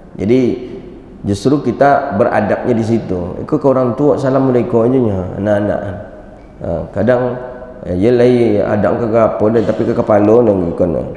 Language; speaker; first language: Malay; non-native, local second language; Minangkabau